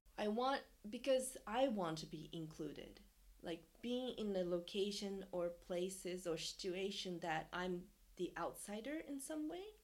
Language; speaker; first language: English; non-native, fluent; Japanese